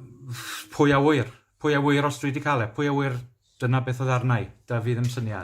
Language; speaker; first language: Welsh; native; Welsh